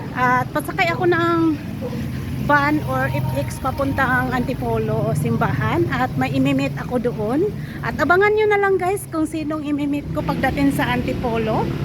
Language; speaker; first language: Filipino; non-native, local second language; Cebuano